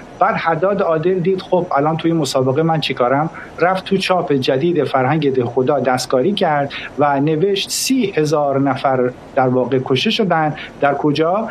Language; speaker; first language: Persian; native; Persian